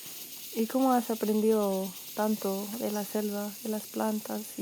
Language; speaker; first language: Spanish; non-native, fluent; English